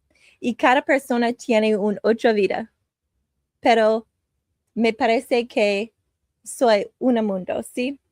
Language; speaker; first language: Spanish; non-native, learner; English